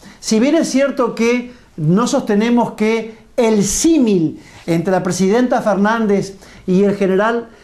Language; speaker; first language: Spanish; native; Spanish